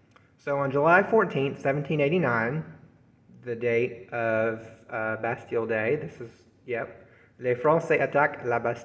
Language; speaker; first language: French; non-native, fluent; English